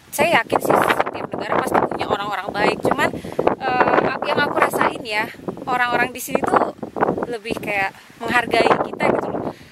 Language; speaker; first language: Indonesian; native; Indonesian